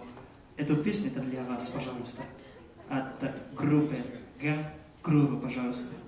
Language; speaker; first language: Russian; non-native, fluent; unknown